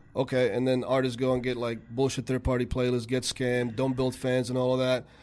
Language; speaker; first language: English; early bilingual, other home language; Slovak